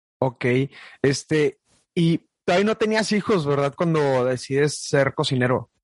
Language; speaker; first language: Spanish; native; Spanish